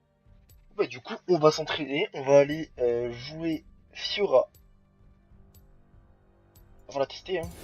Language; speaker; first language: French; native; French